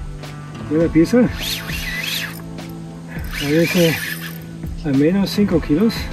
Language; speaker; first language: Spanish; non-native, learner; German